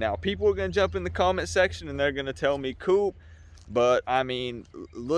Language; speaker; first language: English; native; English